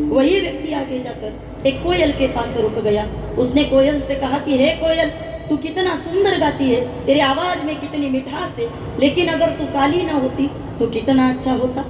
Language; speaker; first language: Hindi; non-native, local second language; Marathi